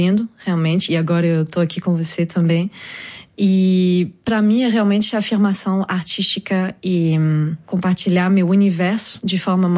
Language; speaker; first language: Portuguese; non-native, fluent; French